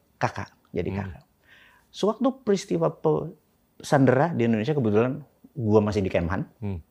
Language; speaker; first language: Indonesian; non-native, local second language; Javanese